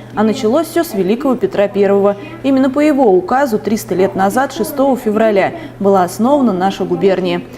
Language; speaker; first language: Russian; native; Russian